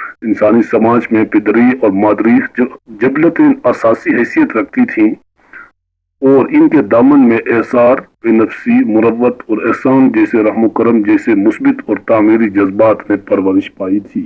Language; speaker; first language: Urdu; non-native, local second language; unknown